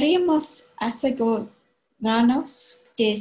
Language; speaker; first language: Spanish; non-native, fluent; English